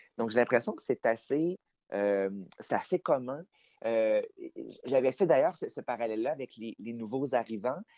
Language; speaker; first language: French; native; French